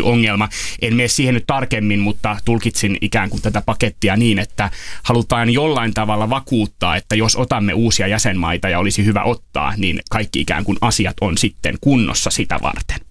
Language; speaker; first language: Finnish; native; Finnish